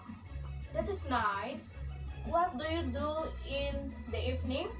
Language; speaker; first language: English; non-native, learner; Indonesian